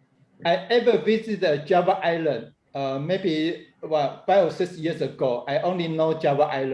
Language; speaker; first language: English; non-native, fluent; Chinese